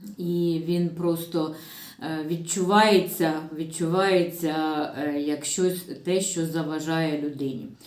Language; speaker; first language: Ukrainian; non-native, local second language; Russian